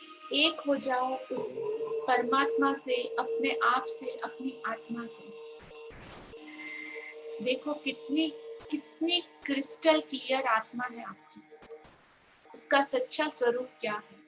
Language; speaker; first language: Hindi; native; Hindi